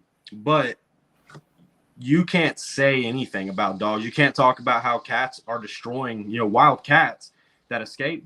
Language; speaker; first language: English; native; English